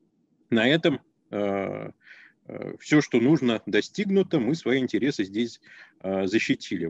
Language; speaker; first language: Russian; native; Russian